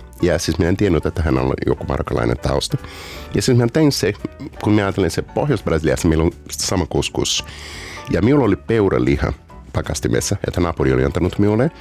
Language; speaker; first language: Finnish; non-native, fluent; Portuguese